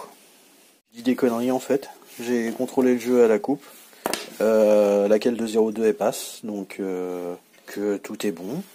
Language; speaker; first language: French; native; French